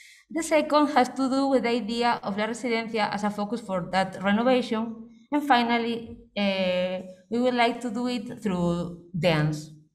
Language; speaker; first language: English; non-native, fluent; Spanish